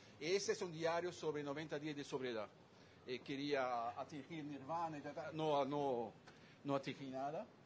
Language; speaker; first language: Spanish; non-native, fluent; Dutch